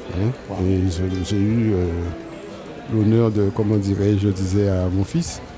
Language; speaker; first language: French; native; French